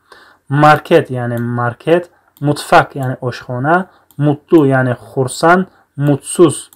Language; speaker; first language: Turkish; non-native, fluent; Tajik